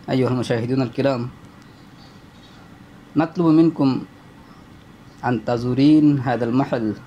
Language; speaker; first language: Arabic; non-native, learner; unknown